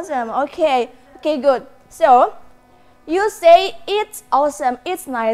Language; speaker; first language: English; non-native, learner; Indonesian